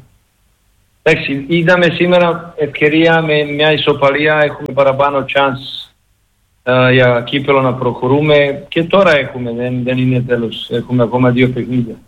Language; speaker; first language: Greek; non-native, learner; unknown